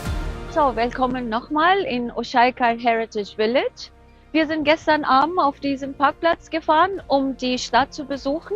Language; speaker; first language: German; non-native, fluent; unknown